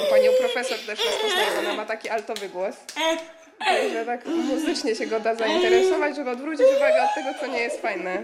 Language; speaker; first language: Polish; native; Polish